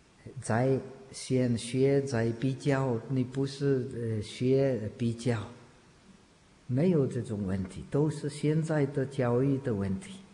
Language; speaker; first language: Chinese; non-native, fluent; Czech